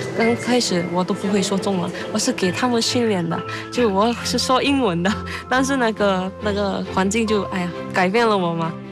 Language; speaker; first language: Chinese; non-native, local second language; English